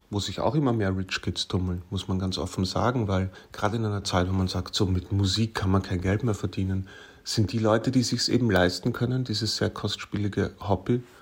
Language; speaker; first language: German; native; German